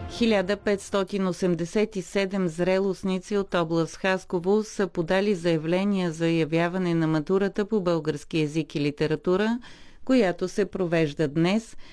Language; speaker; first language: Bulgarian; native; Bulgarian